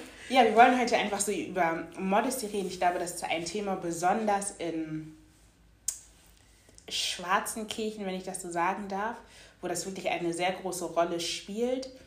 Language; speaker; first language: German; native; German